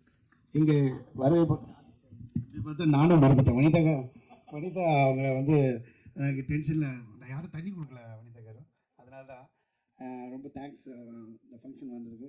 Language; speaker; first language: Tamil; native; Tamil